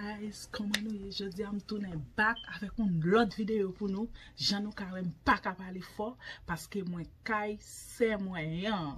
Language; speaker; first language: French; non-native, learner; Haitian Creole